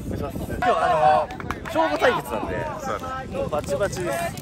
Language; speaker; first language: Japanese; native; Japanese